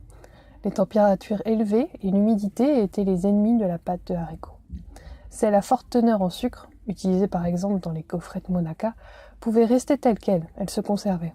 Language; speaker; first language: French; native; French